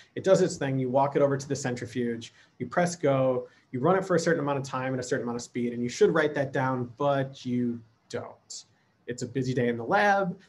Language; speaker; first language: English; native; English